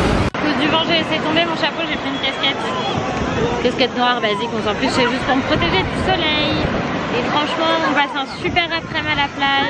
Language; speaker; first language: French; native; French